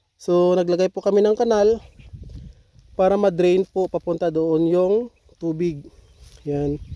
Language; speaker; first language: Filipino; non-native, local second language; Hiligaynon